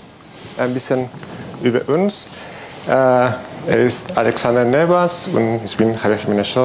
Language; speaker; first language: German; non-native, learner; Spanish